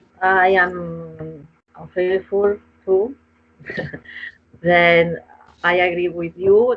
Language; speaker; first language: English; non-native, learner; Spanish